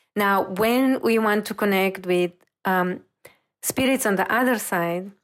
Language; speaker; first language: English; non-native, fluent; Romanian